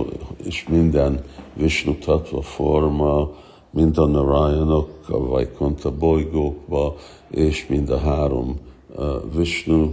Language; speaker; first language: Hungarian; early bilingual, heritage; Hungarian